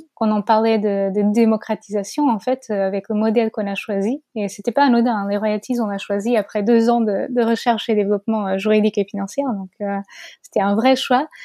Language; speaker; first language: French; non-native, fluent; Portuguese